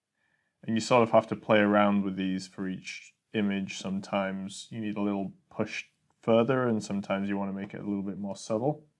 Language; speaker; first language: English; native; English